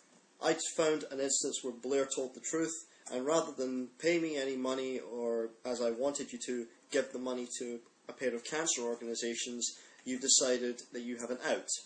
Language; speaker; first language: English; native; English